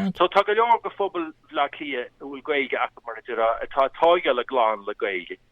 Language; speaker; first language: Irish; native; Irish